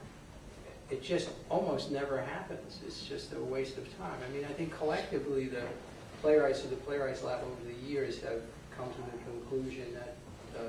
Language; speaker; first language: English; native; English